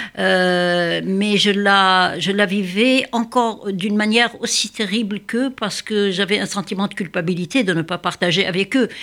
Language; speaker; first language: French; non-native, local second language; Arabic